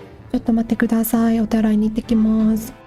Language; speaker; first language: Japanese; non-native, learner; English